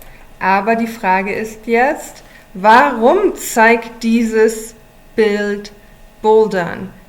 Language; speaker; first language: German; non-native, fluent; English